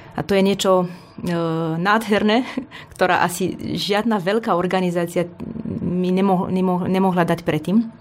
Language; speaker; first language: Slovak; non-native, fluent; Romanian